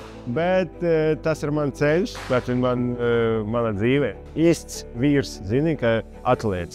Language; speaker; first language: Latvian; non-native, local second language; Russian